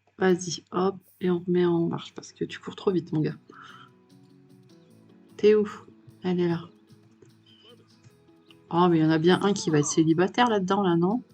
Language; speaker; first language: French; native; French